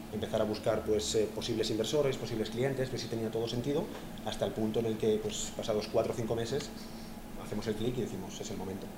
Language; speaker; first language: Spanish; native; Spanish